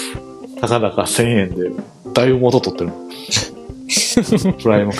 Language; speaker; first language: Japanese; native; Japanese